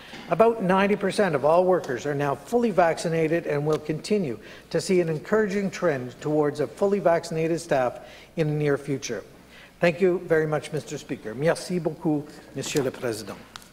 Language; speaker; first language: English; native; English